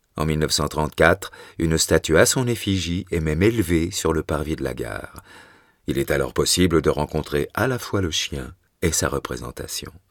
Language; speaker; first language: French; native; French